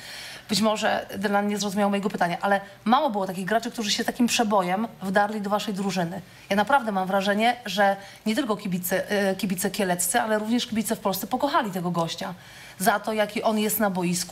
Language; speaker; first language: Polish; native; Polish